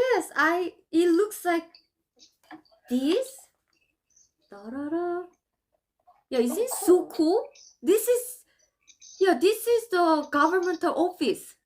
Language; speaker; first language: English; non-native, fluent; Korean